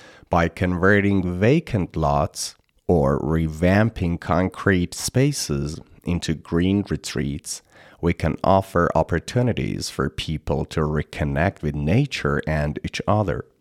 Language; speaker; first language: English; non-native, fluent; Persian